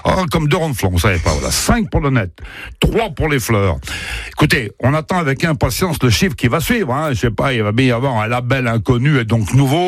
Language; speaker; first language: French; native; French